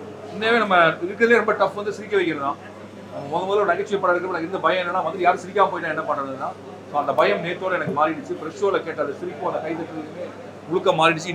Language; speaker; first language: Tamil; native; Tamil